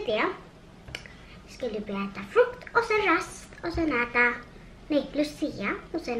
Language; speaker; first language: Swedish; early bilingual, other home language; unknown